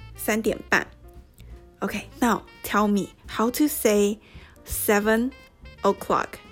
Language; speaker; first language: English; non-native, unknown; Chinese